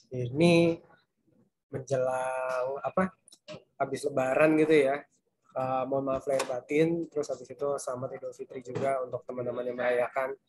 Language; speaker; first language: Indonesian; native; Indonesian